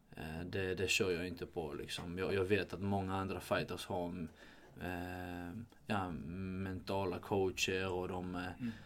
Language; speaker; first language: Swedish; non-native, fluent; Georgian